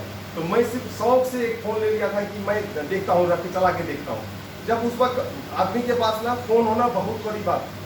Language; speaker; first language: Hindi; native; Hindi